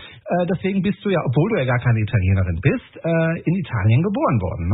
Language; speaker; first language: German; native; German